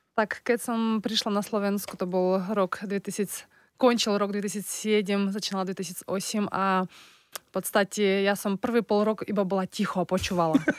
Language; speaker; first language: Slovak; non-native, fluent; Russian